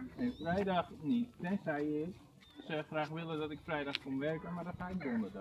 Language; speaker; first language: Dutch; native; Dutch